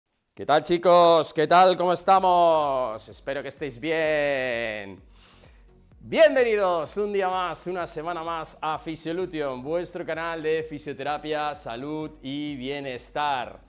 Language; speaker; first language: Spanish; native; Spanish